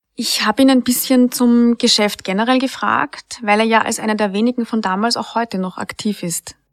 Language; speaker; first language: German; native; German